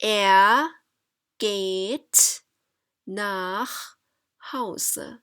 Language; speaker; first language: German; non-native, fluent; Thai